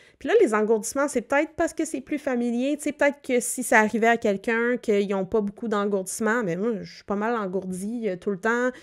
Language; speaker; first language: French; native; French